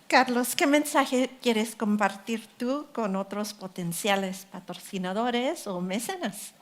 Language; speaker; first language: Spanish; early bilingual, heritage; Spanish